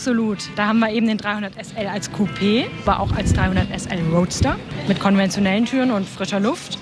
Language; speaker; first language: German; native; German